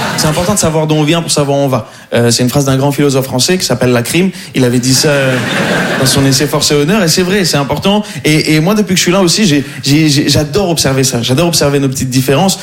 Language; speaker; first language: French; non-native, local second language; Arabic